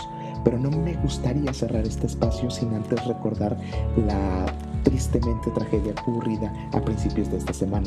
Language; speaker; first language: Spanish; native; Spanish